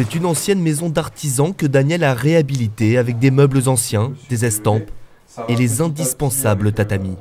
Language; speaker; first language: French; native; French